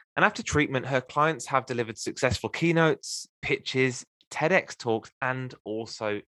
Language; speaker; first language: English; native; English